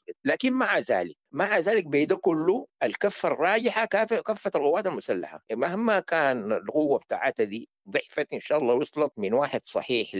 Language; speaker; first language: Arabic; native; Arabic